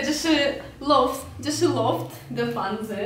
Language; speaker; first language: Chinese; non-native, fluent; Russian